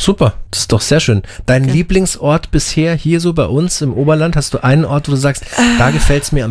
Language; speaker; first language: German; native; German